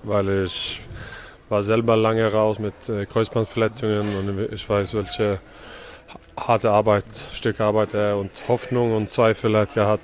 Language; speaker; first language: German; non-native, learner; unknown